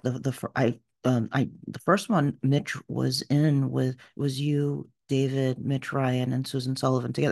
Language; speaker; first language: English; early bilingual, other home language; Portuguese